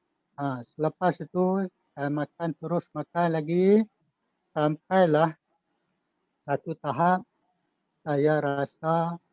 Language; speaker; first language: Malay; native; Malay